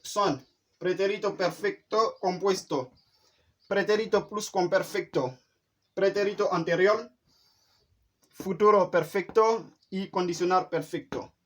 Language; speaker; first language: Spanish; non-native, fluent; Haitian Creole